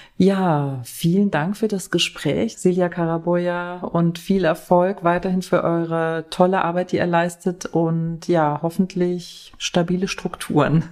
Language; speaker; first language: German; native; German